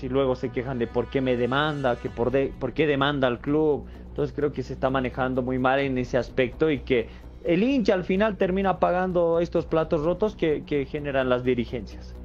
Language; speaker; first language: Spanish; native; Spanish